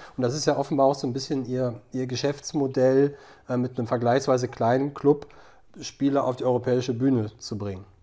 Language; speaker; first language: German; native; German